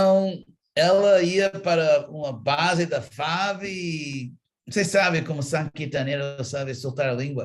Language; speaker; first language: Portuguese; non-native, fluent; English